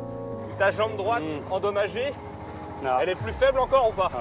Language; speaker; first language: French; native; French